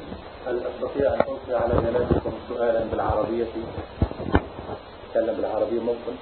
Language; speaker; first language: Arabic; non-native, fluent; French